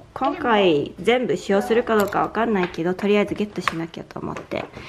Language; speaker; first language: Japanese; native; Japanese